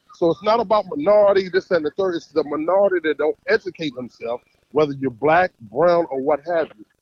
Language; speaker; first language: English; native; English